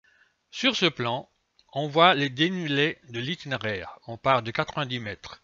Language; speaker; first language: French; native; French